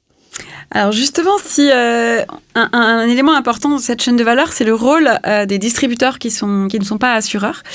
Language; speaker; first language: French; native; French